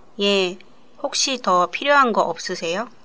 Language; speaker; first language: Korean; non-native, learner; Japanese